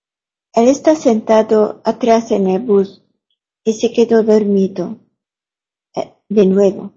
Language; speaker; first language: Spanish; non-native, learner; German